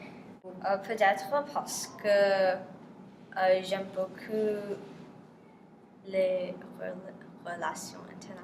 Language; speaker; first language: French; non-native, learner; English